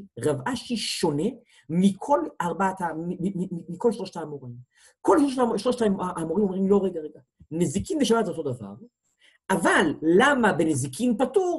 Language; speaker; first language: Hebrew; native; Hebrew